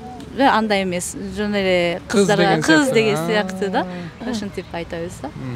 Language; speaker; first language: Kyrgyz; non-native, fluent; Japanese